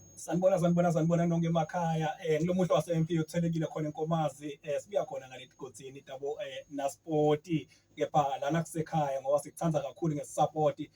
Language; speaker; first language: Zulu; non-native, local second language; Swati